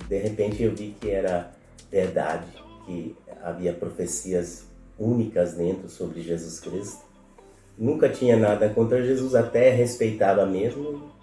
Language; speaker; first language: Portuguese; non-native, fluent; Spanish